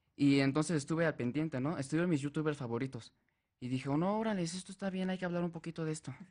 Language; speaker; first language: Spanish; native; Spanish